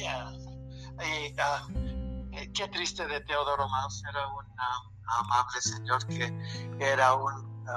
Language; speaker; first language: Spanish; early bilingual, heritage; Spanish